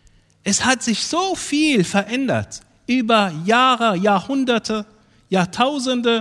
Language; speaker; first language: German; non-native, fluent; Arabic